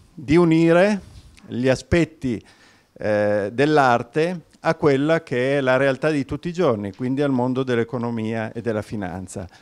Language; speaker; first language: Italian; native; Italian